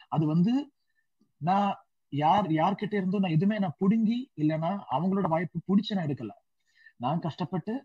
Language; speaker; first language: Tamil; non-native, local second language; Malayalam